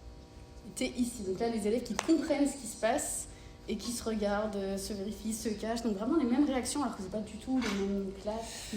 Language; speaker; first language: French; native; French